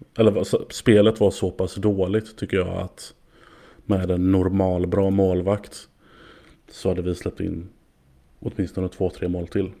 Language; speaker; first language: Swedish; native; Swedish